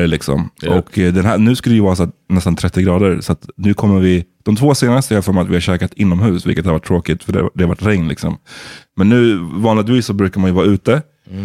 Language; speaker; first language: Swedish; native; Swedish